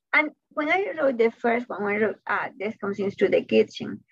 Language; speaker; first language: English; non-native, fluent; Spanish